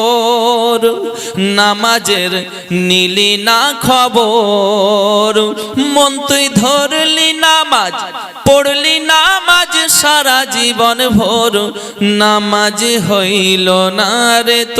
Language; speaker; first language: Bangla; native; Bangla